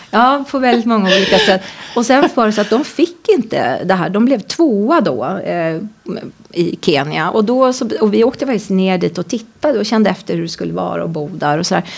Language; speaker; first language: Swedish; native; Swedish